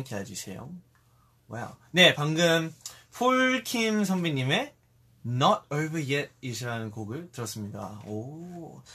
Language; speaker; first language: Korean; early bilingual, heritage; Korean